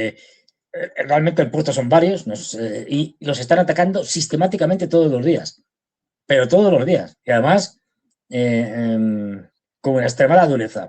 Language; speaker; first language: Spanish; native; Spanish